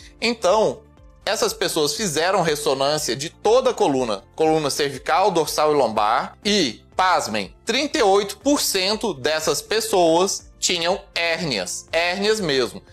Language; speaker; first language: Portuguese; native; Portuguese